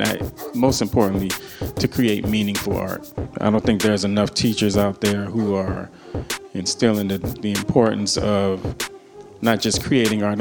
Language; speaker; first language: English; native; English